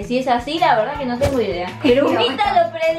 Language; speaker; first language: Spanish; native; Spanish